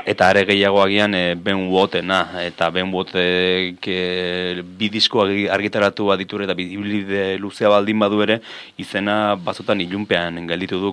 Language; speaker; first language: Basque; native; Basque